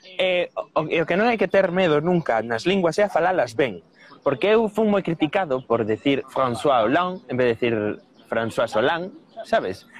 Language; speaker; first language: Galician; non-native, local second language; Spanish